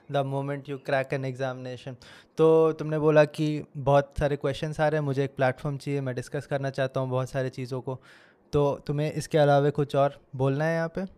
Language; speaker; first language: Hindi; native; Hindi